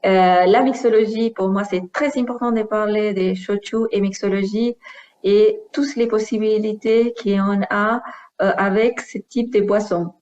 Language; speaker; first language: French; non-native, fluent; Spanish